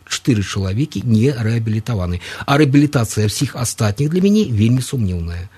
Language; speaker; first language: Belarusian; non-native, local second language; Russian